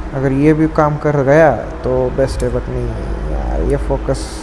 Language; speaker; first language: Hindi; non-native, local second language; Marathi